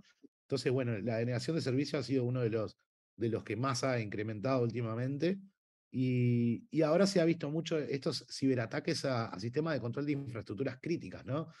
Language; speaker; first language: Spanish; native; Spanish